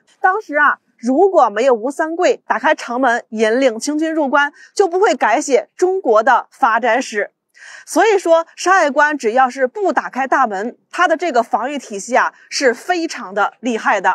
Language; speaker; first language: Chinese; native; Chinese